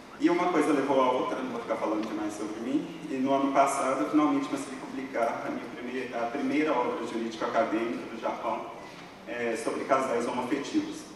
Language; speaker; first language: Portuguese; native; Portuguese